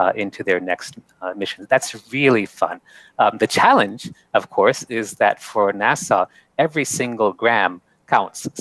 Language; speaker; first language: English; native; English